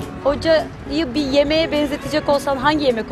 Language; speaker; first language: Turkish; native; Turkish